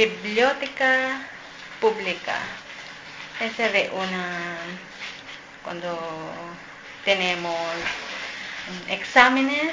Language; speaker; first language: Spanish; non-native, learner; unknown